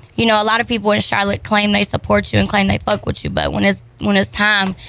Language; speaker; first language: English; native; English